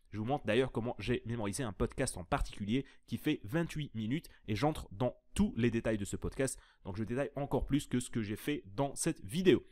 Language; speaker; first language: French; native; French